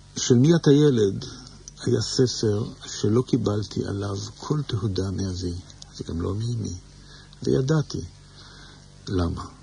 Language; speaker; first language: Hebrew; native; Hebrew